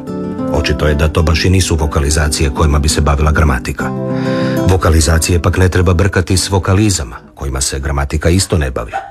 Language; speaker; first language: Serbian; native; Serbian